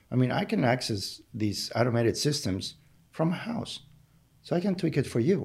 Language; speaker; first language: English; non-native, fluent; Spanish